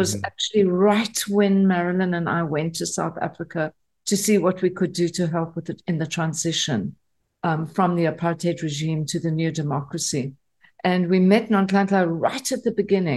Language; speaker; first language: English; native; English